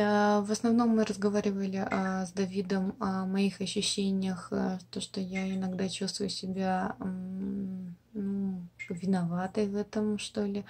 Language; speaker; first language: Russian; non-native, local second language; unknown